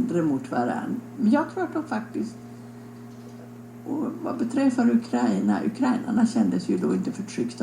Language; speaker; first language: Swedish; native; Swedish